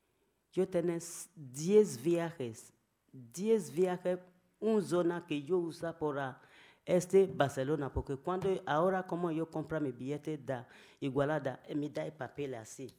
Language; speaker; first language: Spanish; non-native, learner; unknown